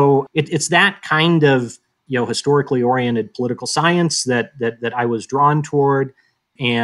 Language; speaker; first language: English; native; English